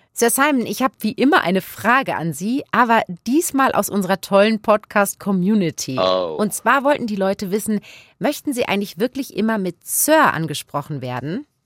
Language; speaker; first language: German; native; German